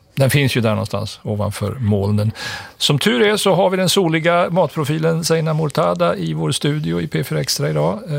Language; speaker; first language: Swedish; native; Swedish